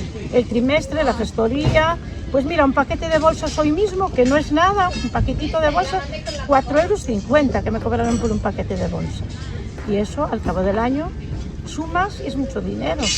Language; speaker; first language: Spanish; native; Spanish